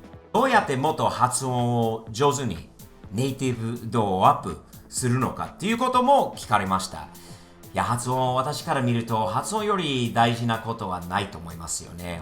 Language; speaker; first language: Japanese; non-native, fluent; English